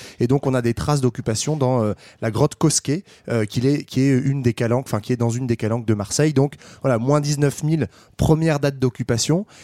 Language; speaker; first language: French; native; French